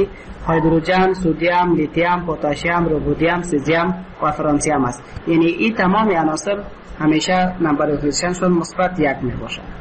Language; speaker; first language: Persian; native; Persian